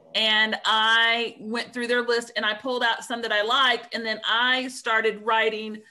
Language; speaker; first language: English; native; English